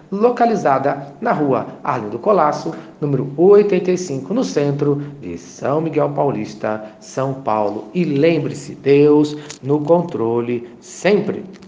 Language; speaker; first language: Portuguese; native; Portuguese